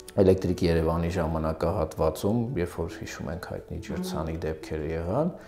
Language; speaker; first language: Armenian; early bilingual, other home language; Russian